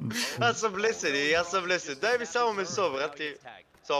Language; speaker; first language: Bulgarian; native; Bulgarian